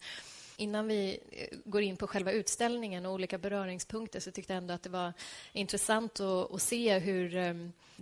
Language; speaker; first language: Swedish; native; Swedish